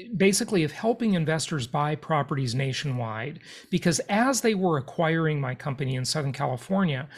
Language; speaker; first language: English; native; English